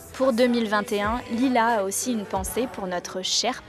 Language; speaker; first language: French; native; French